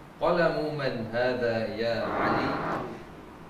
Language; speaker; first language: Arabic; non-native, learner; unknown